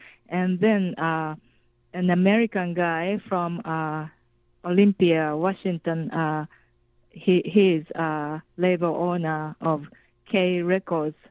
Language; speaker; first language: English; non-native, fluent; Japanese